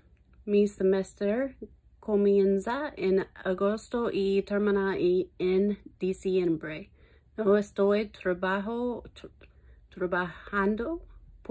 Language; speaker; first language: Spanish; non-native, learner; English